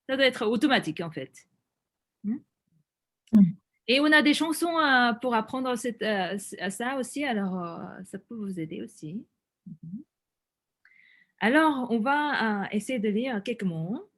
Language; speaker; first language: French; non-native, fluent; Korean